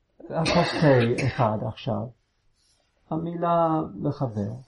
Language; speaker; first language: Hebrew; non-native, fluent; English